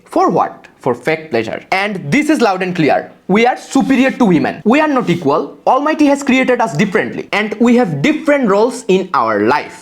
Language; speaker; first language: English; non-native, local second language; Bangla